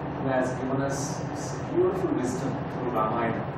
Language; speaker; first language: English; non-native, local second language; Telugu